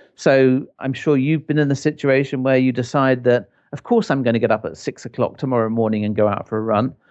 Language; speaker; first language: English; native; English